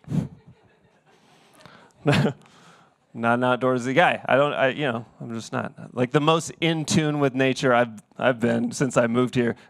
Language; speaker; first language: English; native; English